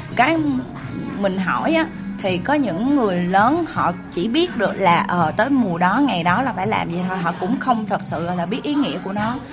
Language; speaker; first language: Vietnamese; non-native, local second language; Cantonese